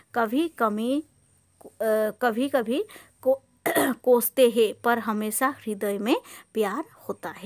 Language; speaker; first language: Hindi; non-native, local second language; Assamese